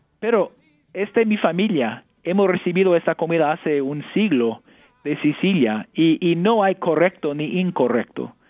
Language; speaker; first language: Spanish; early bilingual, heritage; Spanish